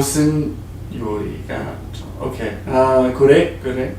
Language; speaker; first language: Korean; non-native, learner; English